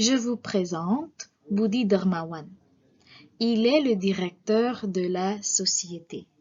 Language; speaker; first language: French; non-native, fluent; Indonesian